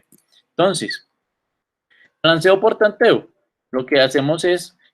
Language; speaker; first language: Spanish; native; Spanish